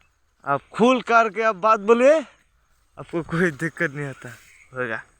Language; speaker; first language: Hindi; non-native, local second language; Bangla